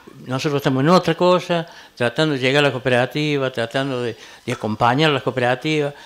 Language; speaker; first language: Spanish; native; Spanish